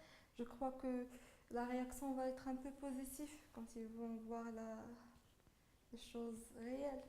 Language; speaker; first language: French; non-native, local second language; Arabic